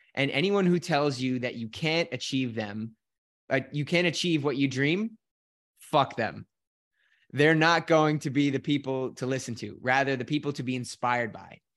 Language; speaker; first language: English; native; English